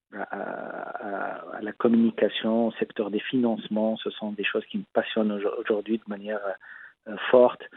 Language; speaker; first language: French; non-native, local second language; Arabic